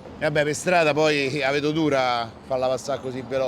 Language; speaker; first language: Italian; native; Italian